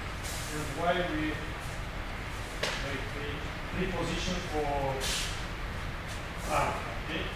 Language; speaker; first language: English; non-native, learner; Russian